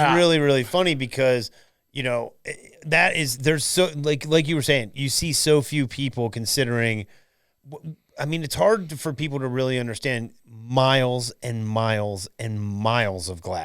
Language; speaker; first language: English; native; English